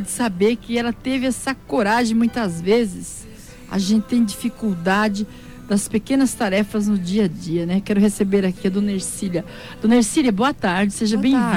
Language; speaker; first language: Portuguese; native; Portuguese